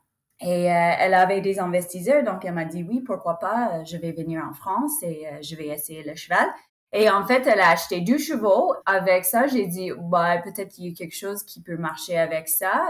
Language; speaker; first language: French; non-native, fluent; English